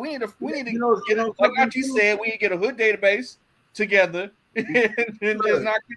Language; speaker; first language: English; native; English